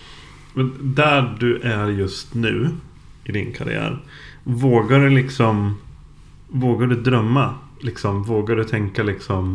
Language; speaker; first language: Swedish; native; Swedish